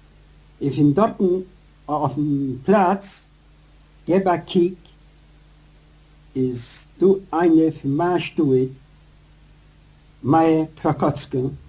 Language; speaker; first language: German; non-native, learner; Yiddish